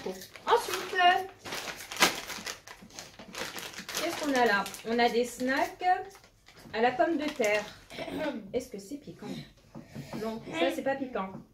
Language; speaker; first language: French; native; French